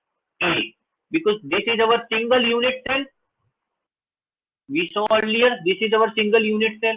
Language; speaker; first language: English; non-native, local second language; Hindi